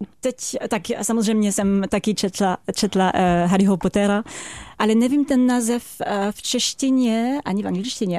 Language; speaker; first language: Czech; non-native, fluent; French